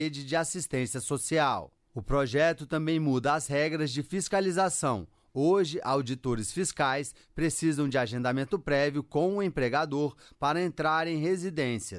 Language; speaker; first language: Portuguese; native; Portuguese